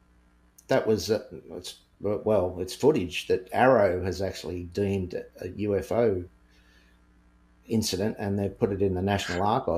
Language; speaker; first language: English; native; English